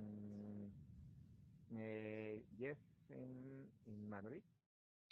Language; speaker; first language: English; non-native, learner; Spanish